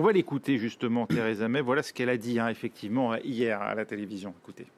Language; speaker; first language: French; native; French